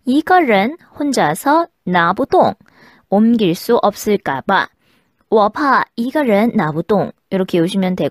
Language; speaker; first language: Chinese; non-native, fluent; Korean